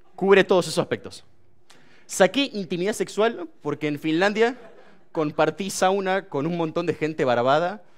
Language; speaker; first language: Spanish; native; Spanish